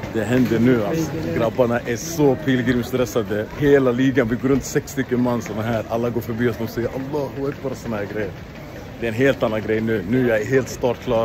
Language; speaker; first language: Swedish; native; Swedish